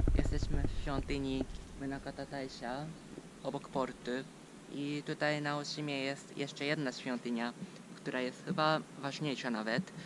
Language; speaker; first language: Polish; non-native, fluent; Japanese